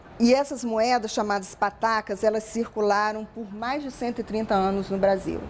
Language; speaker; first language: Portuguese; native; Portuguese